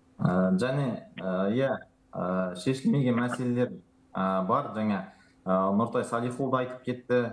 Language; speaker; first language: Kazakh; native; Kazakh